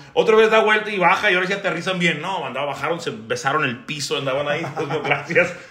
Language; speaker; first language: Spanish; native; Spanish